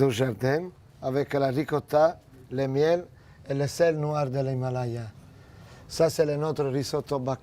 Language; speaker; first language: French; non-native, fluent; Italian